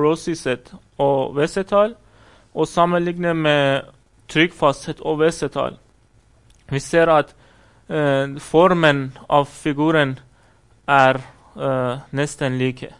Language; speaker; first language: Norwegian; non-native, fluent; Persian